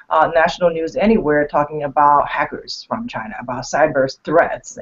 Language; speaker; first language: English; non-native, fluent; Chinese